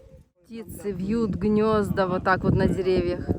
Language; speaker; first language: Russian; native; Russian